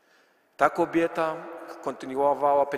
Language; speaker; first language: Polish; non-native, learner; Arabic